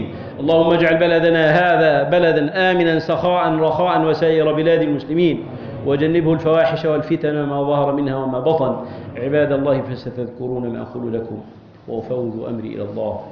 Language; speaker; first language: Arabic; native; Arabic